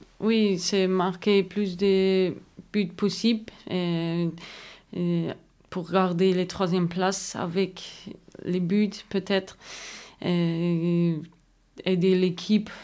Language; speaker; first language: French; non-native, learner; German